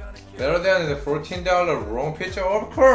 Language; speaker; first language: English; non-native, learner; Korean